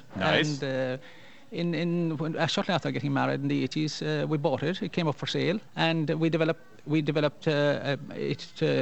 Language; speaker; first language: English; non-native, local second language; Irish